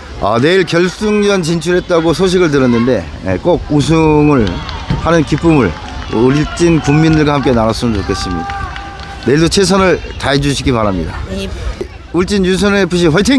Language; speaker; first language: Korean; native; Korean